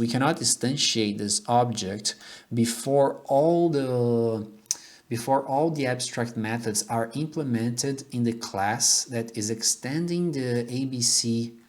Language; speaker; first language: English; non-native, fluent; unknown